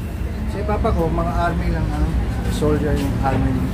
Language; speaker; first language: Filipino; non-native, learner; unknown